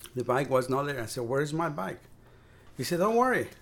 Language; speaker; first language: English; non-native, fluent; Spanish